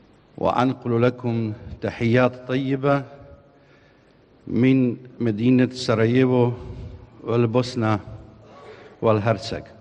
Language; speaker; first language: Arabic; non-native, fluent; Bosnian